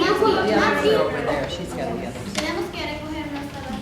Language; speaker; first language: Spanish; non-native, learner; English